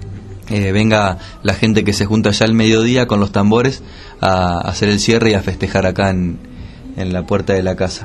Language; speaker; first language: Spanish; native; Spanish